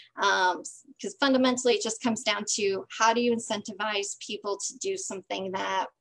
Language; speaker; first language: English; native; English